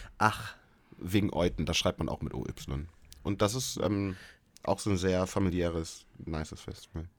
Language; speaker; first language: German; native; German